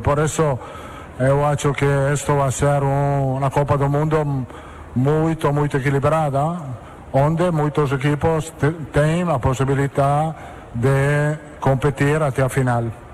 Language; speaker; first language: Portuguese; non-native, learner; Italian